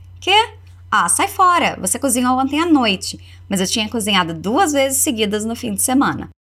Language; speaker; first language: Portuguese; native; Portuguese